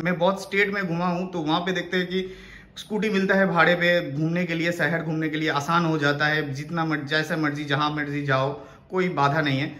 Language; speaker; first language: Hindi; non-native, local second language; Bangla